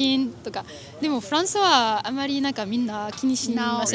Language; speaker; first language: Japanese; non-native, fluent; French